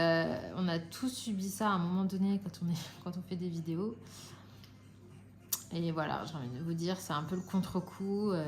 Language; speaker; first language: French; native; French